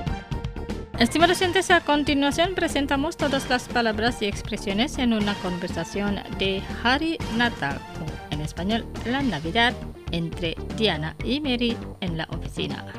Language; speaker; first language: Spanish; non-native, fluent; Indonesian